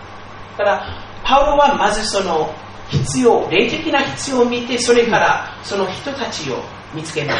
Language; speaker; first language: Japanese; non-native, fluent; English